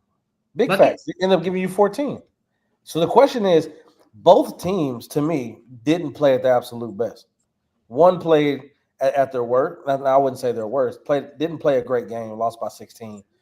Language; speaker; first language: English; native; English